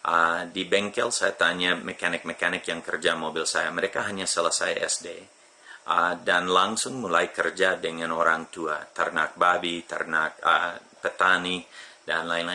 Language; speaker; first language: Indonesian; non-native, fluent; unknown